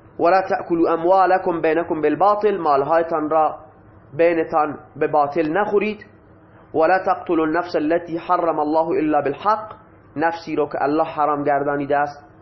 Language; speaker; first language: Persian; non-native, local second language; Baluchi